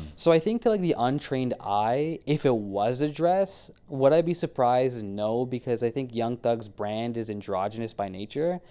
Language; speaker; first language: English; early bilingual, other home language; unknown